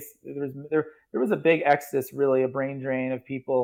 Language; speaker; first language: English; native; English